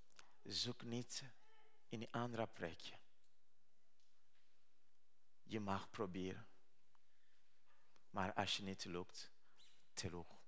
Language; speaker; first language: Dutch; non-native, learner; Rundi